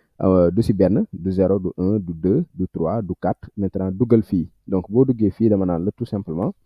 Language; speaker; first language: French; non-native, local second language; Wolof